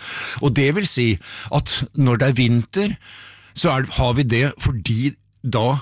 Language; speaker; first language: Norwegian; native; Norwegian